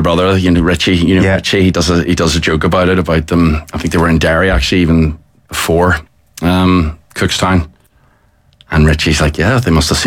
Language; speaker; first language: English; native; English